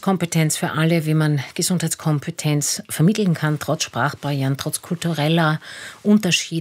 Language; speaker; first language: German; native; German